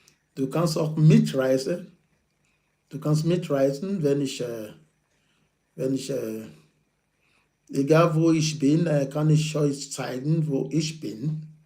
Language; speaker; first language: German; non-native, learner; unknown